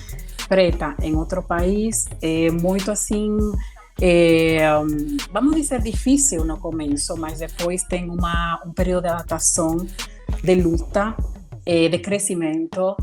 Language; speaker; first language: Portuguese; non-native, fluent; Spanish